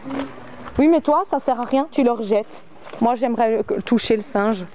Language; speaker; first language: French; native; French